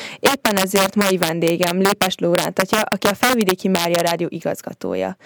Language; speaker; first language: Hungarian; native; Hungarian